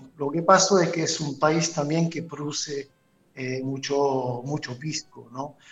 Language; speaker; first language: Spanish; non-native, fluent; French